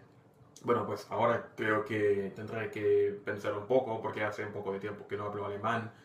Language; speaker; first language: Spanish; non-native, fluent; English